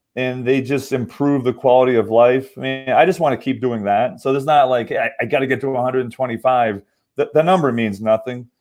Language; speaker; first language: English; native; English